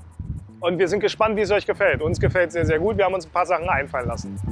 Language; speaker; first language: German; native; German